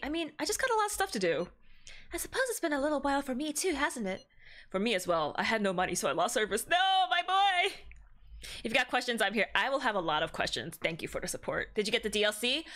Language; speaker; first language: English; native; English